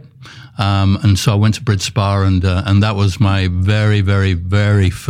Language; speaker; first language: English; native; English